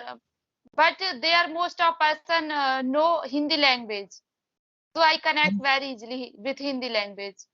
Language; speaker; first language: English; non-native, learner; Hindi